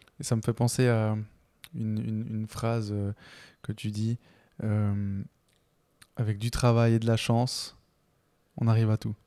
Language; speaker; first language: French; early bilingual, other home language; Spanish